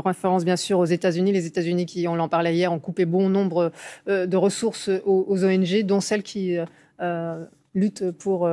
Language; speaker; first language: French; native; French